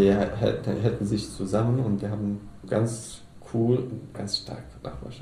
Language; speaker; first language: German; non-native, learner; Arabic